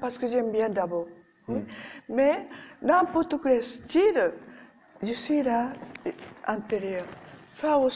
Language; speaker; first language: French; non-native, learner; Japanese